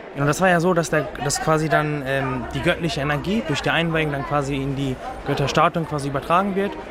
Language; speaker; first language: German; early bilingual, other home language; Tamil